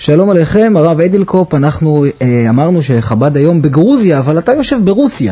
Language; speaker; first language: Hebrew; native; Hebrew